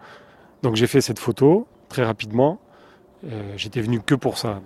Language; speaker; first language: French; native; French